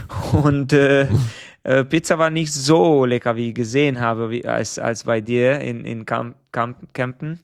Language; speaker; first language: German; non-native, fluent; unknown